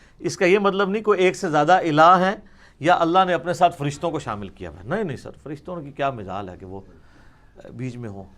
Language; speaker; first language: Urdu; non-native, local second language; Punjabi